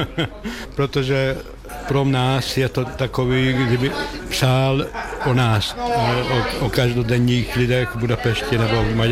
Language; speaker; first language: Czech; non-native, fluent; Hungarian